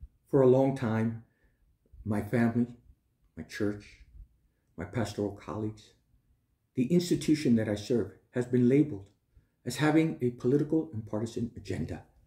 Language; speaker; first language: English; early bilingual, other home language; Spanish